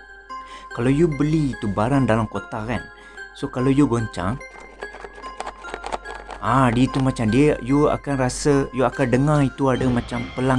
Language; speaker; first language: Malay; native; Malay